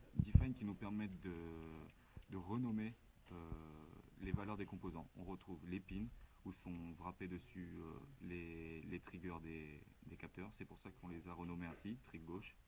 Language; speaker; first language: French; native; French